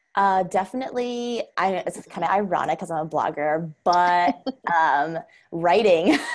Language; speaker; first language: English; non-native, fluent; Chinese